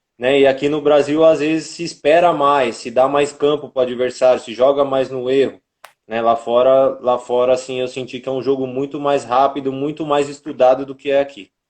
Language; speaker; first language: Portuguese; native; Portuguese